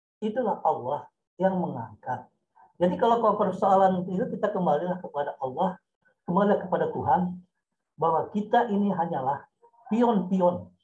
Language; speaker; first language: Indonesian; non-native, local second language; Minangkabau